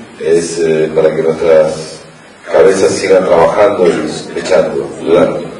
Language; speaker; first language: Spanish; native; Spanish